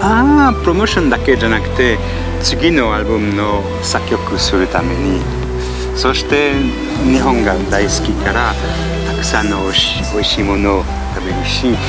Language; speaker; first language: Japanese; non-native, learner; French